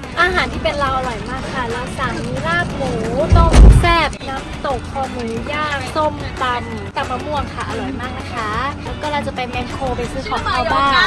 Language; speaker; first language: Thai; native; Thai